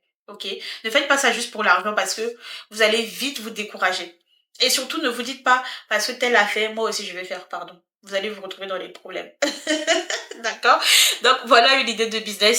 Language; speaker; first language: French; native; French